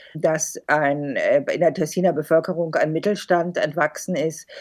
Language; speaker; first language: German; native; German